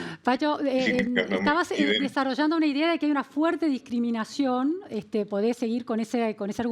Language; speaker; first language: Spanish; native; Spanish